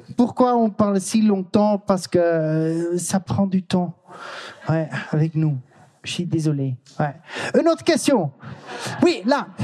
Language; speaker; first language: French; non-native, learner; Dutch